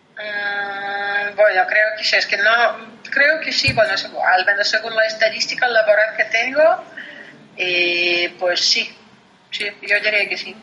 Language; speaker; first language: Spanish; non-native, fluent; Russian